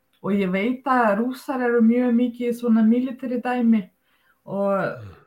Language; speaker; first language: Icelandic; non-native, fluent; Russian